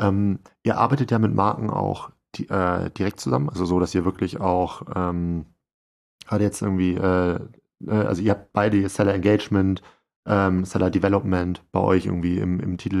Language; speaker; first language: German; native; German